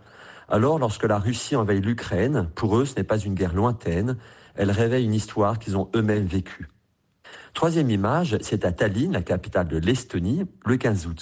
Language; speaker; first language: French; native; French